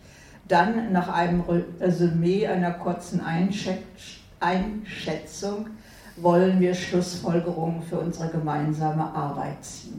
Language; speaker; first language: German; native; German